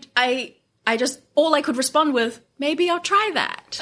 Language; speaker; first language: English; non-native, local second language; Japanese